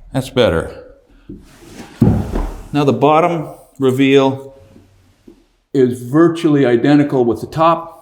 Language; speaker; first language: English; native; English